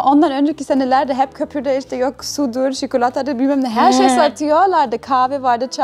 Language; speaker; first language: Turkish; non-native, fluent; German